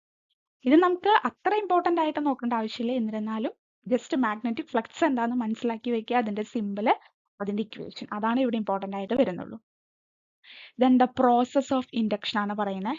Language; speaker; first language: Malayalam; native; Malayalam